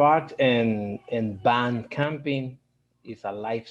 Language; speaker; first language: English; non-native, learner; Spanish